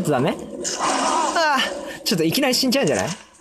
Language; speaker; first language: Japanese; native; Japanese